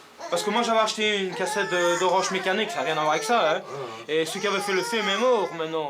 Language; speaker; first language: French; native; French